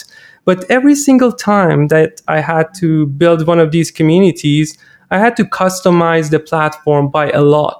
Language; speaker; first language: English; non-native, fluent; Persian